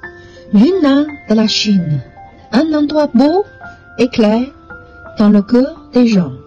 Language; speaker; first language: French; non-native, fluent; Chinese